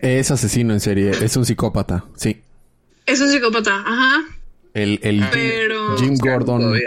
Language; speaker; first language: Spanish; native; Spanish